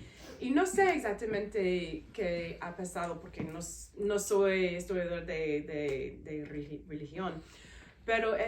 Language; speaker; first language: Spanish; non-native, fluent; English